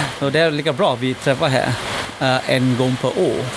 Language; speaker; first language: Swedish; non-native, learner; S'gaw Karen